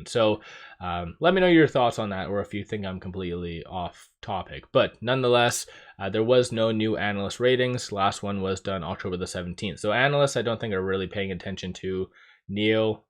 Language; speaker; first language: English; native; English